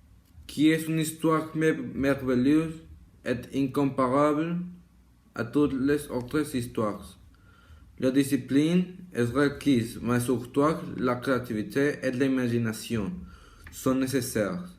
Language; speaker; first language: French; non-native, learner; Spanish